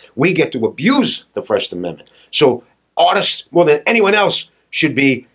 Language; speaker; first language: English; native; English